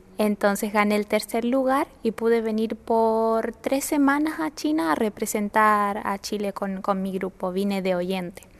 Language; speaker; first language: Spanish; native; Spanish